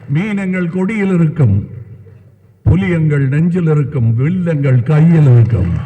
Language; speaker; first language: Tamil; native; Tamil